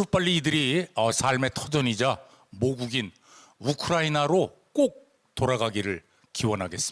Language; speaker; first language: Korean; native; Korean